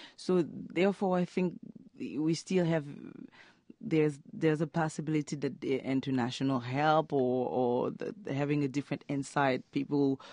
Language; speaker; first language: English; non-native, fluent; Haitian Creole